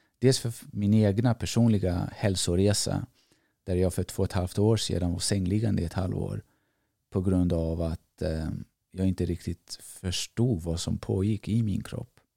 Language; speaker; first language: Swedish; early bilingual, other home language; Greek